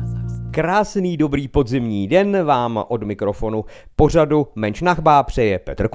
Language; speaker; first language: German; non-native, fluent; Czech